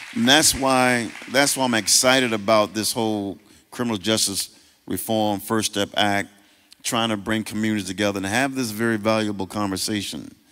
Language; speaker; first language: English; native; English